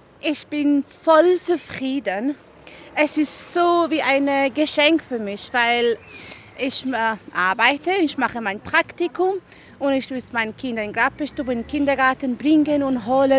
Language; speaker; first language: German; non-native, learner; Persian